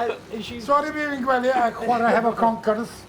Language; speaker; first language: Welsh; non-native, learner; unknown